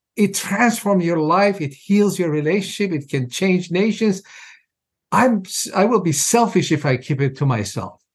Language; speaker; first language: English; non-native, fluent; Persian